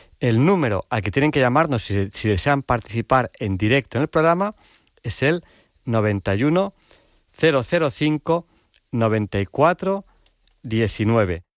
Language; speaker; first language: Spanish; native; Spanish